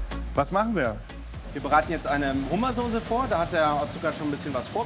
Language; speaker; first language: German; native; German